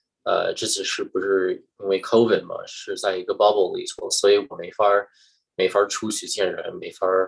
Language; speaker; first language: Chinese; early bilingual, heritage; English